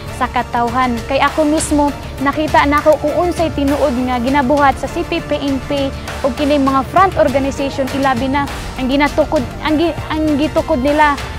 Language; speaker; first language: Cebuano; non-native, local second language; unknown